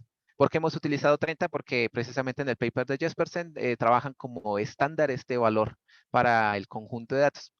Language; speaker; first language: Spanish; native; Spanish